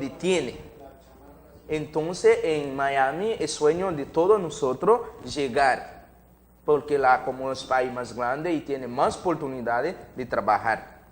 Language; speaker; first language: Spanish; non-native, learner; Haitian Creole